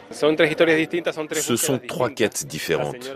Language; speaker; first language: French; non-native, fluent; Spanish